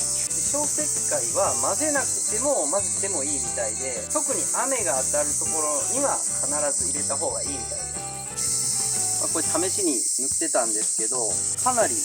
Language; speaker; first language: Japanese; native; Japanese